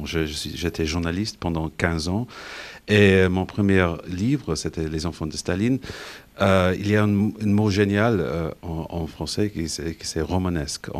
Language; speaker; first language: French; non-native, fluent; English